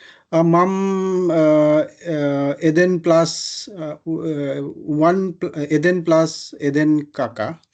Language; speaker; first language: Czech; non-native, learner; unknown